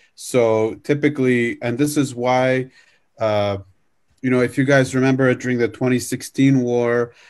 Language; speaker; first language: English; native; English